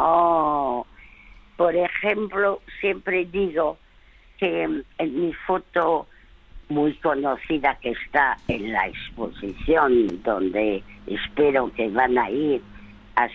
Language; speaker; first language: Spanish; early bilingual, other home language; French